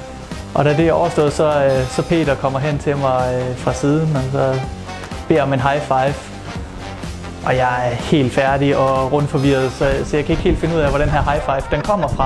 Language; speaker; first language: Danish; native; Danish